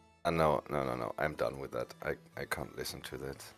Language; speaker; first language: English; non-native, fluent; German